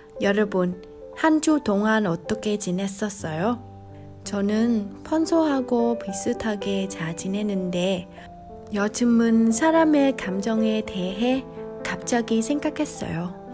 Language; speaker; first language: Korean; non-native, learner; Vietnamese